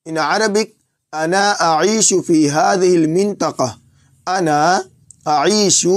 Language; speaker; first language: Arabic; non-native, fluent; Urdu